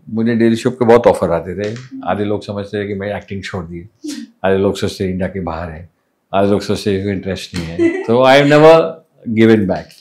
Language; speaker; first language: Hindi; non-native, local second language; English